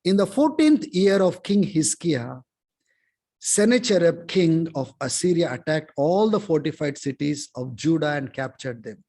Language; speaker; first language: English; non-native, local second language; Telugu